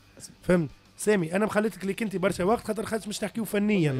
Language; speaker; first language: Arabic; native; Arabic